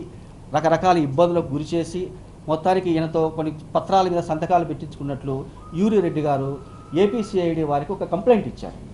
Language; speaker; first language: Telugu; native; Telugu